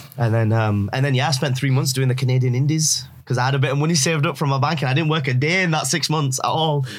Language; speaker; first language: English; early bilingual, other home language; Urdu